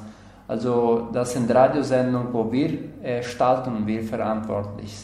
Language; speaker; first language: German; non-native, learner; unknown